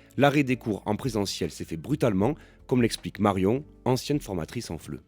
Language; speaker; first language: French; native; French